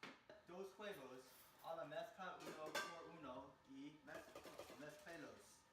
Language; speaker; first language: Spanish; non-native, learner; English